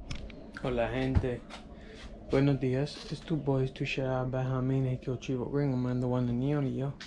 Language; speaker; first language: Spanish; non-native, learner; English